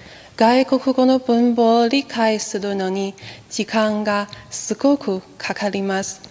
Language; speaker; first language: Japanese; non-native, fluent; Chinese